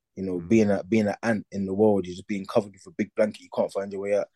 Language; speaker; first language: English; native; English